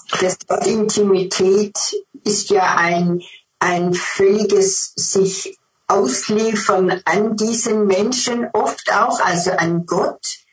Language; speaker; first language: German; non-native, fluent; English